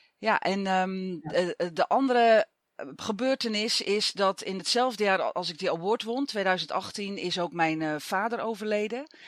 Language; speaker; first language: Dutch; native; Dutch